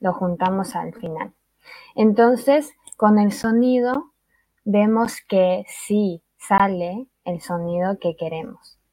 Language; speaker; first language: Spanish; early bilingual, other home language; Chinese